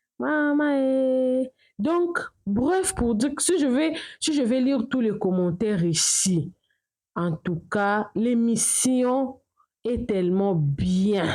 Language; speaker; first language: French; non-native, local second language; Lingala